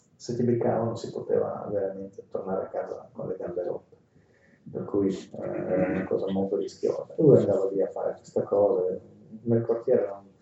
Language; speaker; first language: Italian; non-native, fluent; Russian